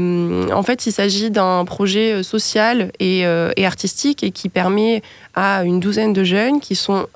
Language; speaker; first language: French; native; French